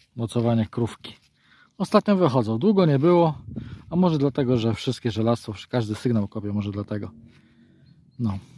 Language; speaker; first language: Polish; native; Polish